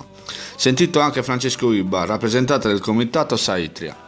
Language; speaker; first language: Italian; native; Italian